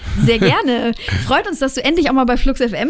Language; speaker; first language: German; native; German